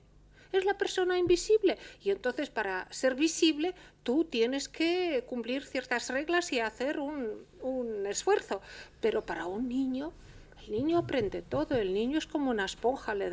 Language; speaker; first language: Spanish; early bilingual, heritage; Spanish